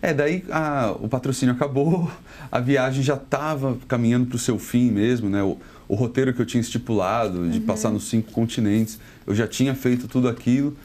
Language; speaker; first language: Portuguese; native; Portuguese